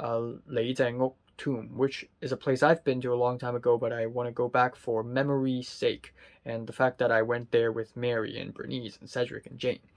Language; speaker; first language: English; non-native, local second language; Cantonese